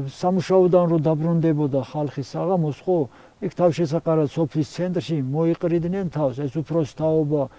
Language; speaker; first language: Georgian; non-native, local second language; Svan